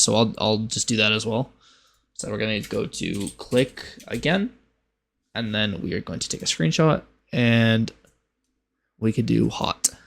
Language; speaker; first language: English; native; English